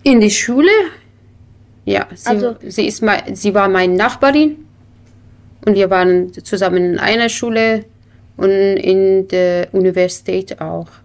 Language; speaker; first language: German; non-native, learner; Kurdish